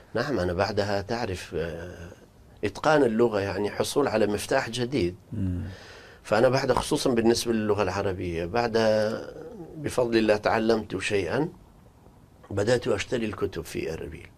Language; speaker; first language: Arabic; non-native, local second language; Kurdish